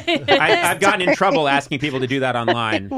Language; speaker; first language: English; native; English